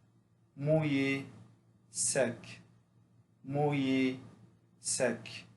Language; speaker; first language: French; non-native, fluent; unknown